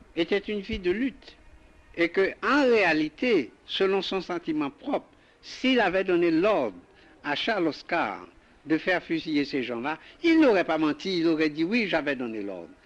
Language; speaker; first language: French; native; French